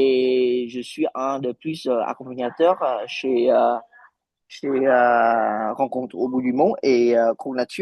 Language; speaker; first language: French; non-native, fluent; Vietnamese